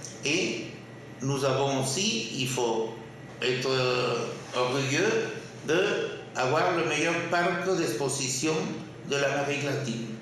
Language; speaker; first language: French; non-native, fluent; Spanish